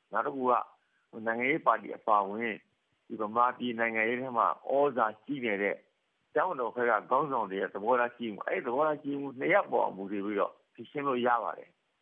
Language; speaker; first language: Burmese; native; Burmese